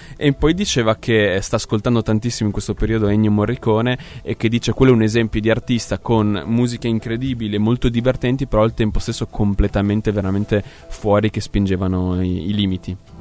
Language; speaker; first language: Italian; native; Italian